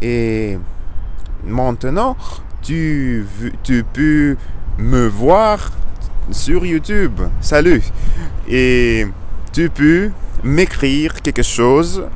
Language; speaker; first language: French; non-native, learner; Russian